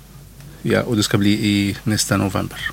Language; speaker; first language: Swedish; non-native, learner; Arabic